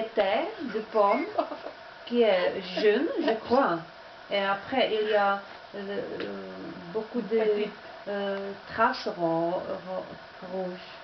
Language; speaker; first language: French; non-native, learner; Czech